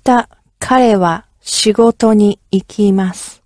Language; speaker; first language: Japanese; non-native, learner; English